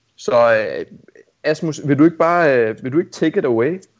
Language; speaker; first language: Danish; native; Danish